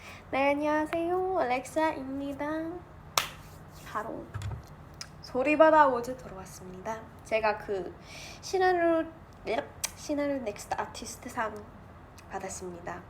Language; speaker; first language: Korean; non-native, learner; English